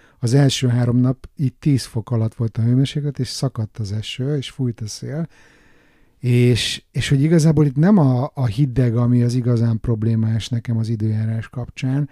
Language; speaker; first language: Hungarian; native; Hungarian